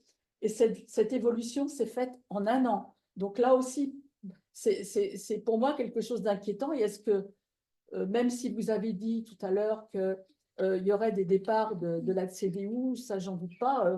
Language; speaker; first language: French; native; French